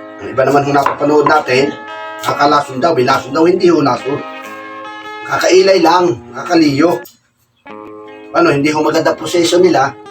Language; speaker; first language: Filipino; native; Filipino